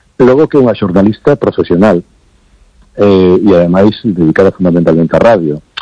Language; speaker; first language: Galician; non-native, local second language; Spanish